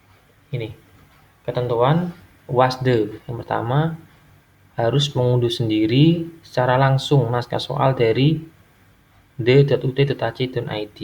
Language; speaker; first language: Indonesian; native; Indonesian